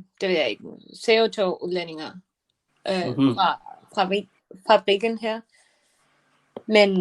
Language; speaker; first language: Danish; non-native, learner; Spanish